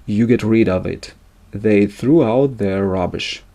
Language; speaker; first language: English; non-native, fluent; Russian